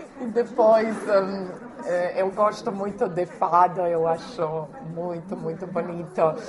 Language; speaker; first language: Portuguese; non-native, fluent; Croatian